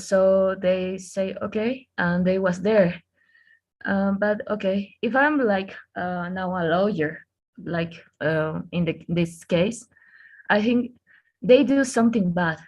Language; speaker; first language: English; non-native, learner; Spanish